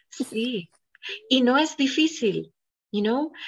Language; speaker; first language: Spanish; non-native, fluent; Hebrew